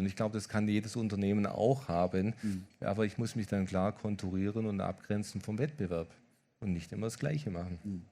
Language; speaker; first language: German; native; German